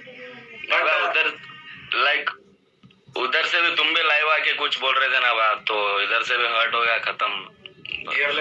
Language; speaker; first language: Hindi; non-native, local second language; Kannada